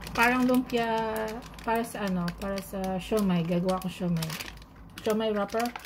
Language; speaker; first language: Filipino; native; Filipino